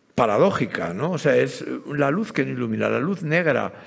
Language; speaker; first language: Spanish; native; Spanish